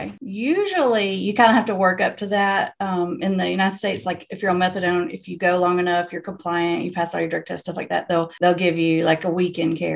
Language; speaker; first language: English; native; English